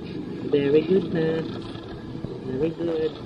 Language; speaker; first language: English; non-native, local second language; Filipino